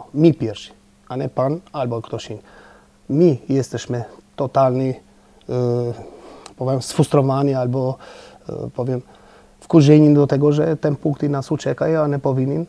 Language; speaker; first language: Polish; non-native, fluent; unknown